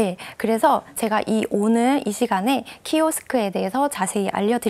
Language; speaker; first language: Korean; native; Korean